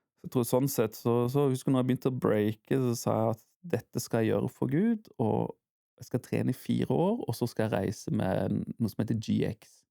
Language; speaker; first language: Norwegian; early bilingual, heritage; Norwegian